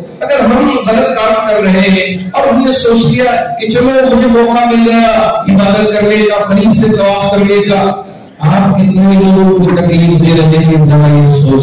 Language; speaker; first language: Urdu; native; Urdu